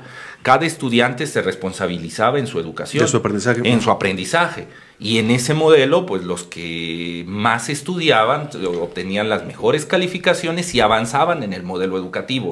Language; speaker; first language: Spanish; native; Spanish